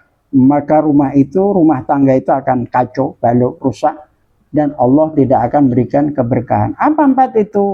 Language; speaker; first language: Indonesian; native; Indonesian